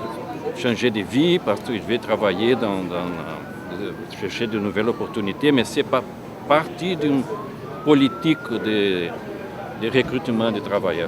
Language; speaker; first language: French; non-native, fluent; Portuguese